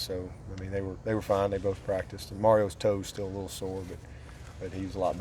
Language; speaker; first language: English; native; English